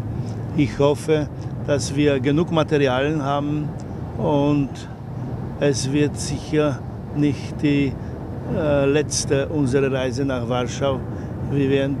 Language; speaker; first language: German; non-native, fluent; Polish